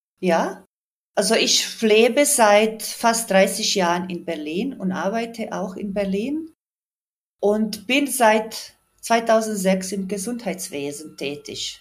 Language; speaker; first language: German; non-native, fluent; Croatian